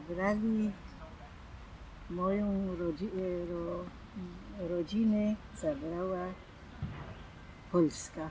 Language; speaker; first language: Polish; non-native, local second language; German